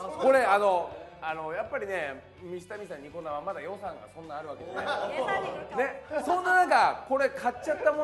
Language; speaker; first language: Japanese; native; Japanese